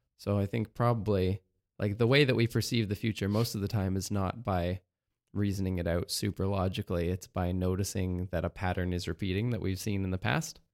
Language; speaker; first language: English; native; English